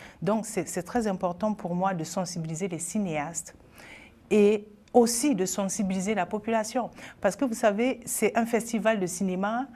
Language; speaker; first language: French; non-native, local second language; Sango